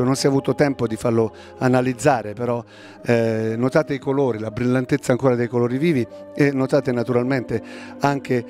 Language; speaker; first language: Italian; native; Italian